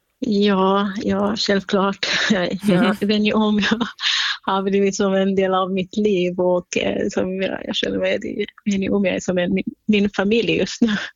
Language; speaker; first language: Swedish; non-native, fluent; Central Kurdish